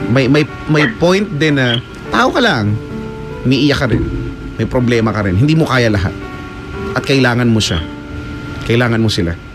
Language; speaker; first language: Filipino; native; Filipino